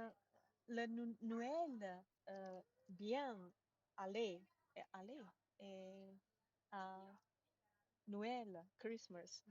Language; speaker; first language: French; non-native, learner; Chinese